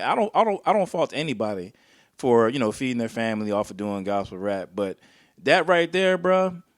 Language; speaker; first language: English; native; English